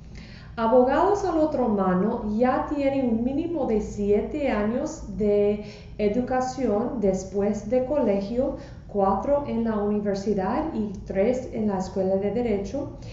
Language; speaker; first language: Spanish; non-native, fluent; English